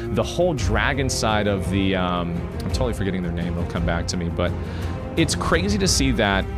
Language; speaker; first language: English; native; English